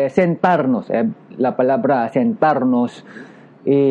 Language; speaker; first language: Spanish; non-native, learner; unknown